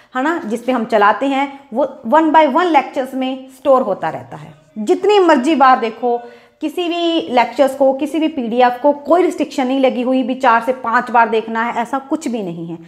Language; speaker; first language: Hindi; non-native, local second language; Punjabi